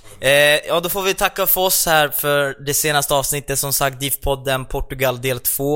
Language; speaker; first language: Swedish; native; Swedish